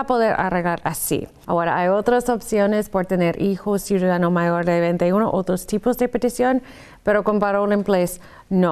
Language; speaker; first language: Spanish; non-native, fluent; English